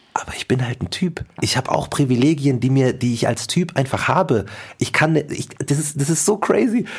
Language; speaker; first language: German; native; German